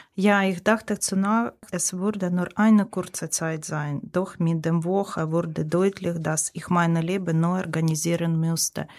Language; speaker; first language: German; non-native, learner; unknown